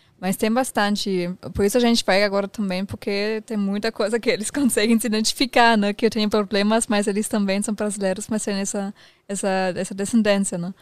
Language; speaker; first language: Portuguese; non-native, fluent; German